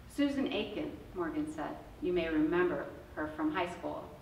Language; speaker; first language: English; native; English